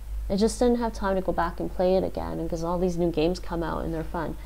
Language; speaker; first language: English; native; English